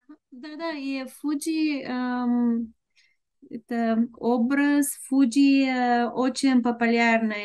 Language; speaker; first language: Russian; non-native, learner; Bulgarian